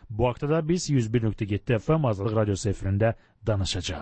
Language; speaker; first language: Azerbaijani; native; Azerbaijani